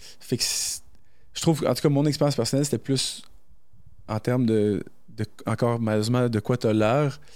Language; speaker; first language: French; early bilingual, other home language; Arabic